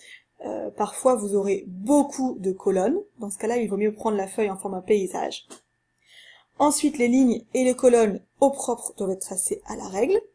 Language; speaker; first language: French; native; French